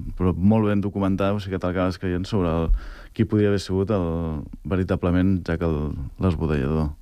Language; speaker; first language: Catalan; native; Catalan